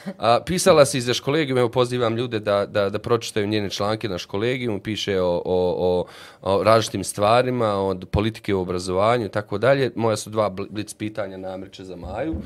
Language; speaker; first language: Bosnian; native; Bosnian